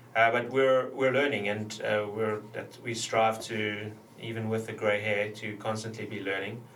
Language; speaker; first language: English; native; English